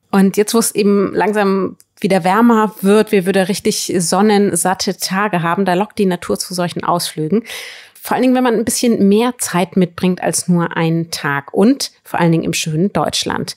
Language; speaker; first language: German; native; German